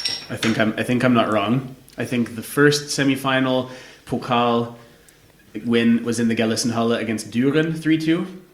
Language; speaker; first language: English; native; English